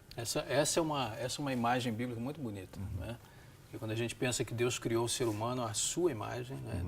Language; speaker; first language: Portuguese; native; Portuguese